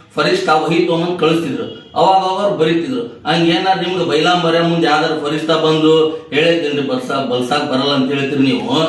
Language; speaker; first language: Kannada; non-native, local second language; Urdu